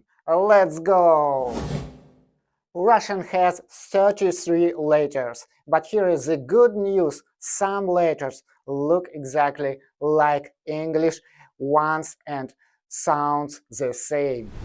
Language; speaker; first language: English; non-native, fluent; Russian